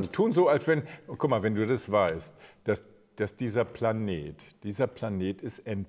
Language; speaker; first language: German; native; German